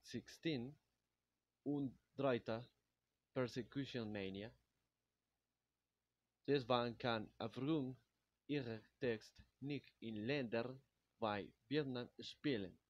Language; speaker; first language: German; non-native, learner; Spanish